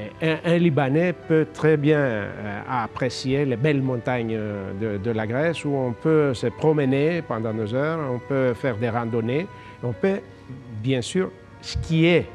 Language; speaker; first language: French; non-native, fluent; Greek